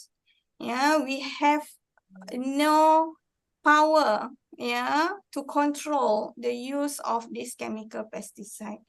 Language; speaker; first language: English; non-native, fluent; Malay